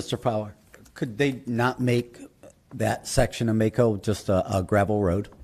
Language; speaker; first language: English; native; English